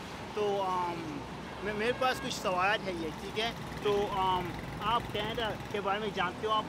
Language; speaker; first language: Hindi; non-native, learner; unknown